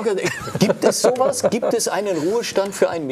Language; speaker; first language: German; native; German